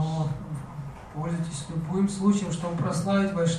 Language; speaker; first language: Russian; native; Russian